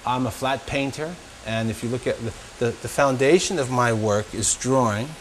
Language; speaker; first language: English; native; English